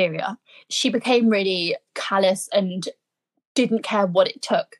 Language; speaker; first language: English; native; English